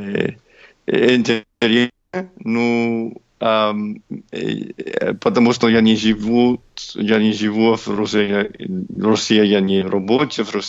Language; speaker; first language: Russian; non-native, learner; English